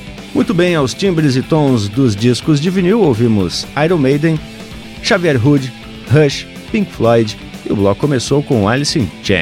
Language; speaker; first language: Portuguese; native; Portuguese